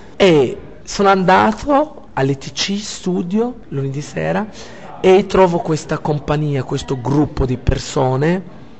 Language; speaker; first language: Italian; non-native, fluent; Arabic